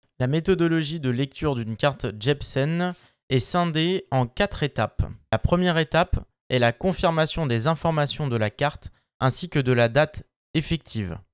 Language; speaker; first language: French; native; French